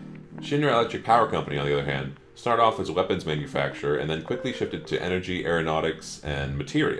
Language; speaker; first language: English; native; English